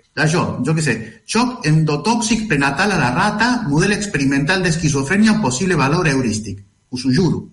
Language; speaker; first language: Catalan; non-native, fluent; Spanish